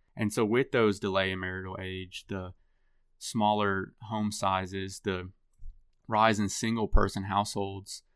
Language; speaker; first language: English; native; English